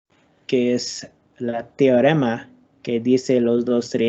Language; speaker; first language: Spanish; non-native, learner; English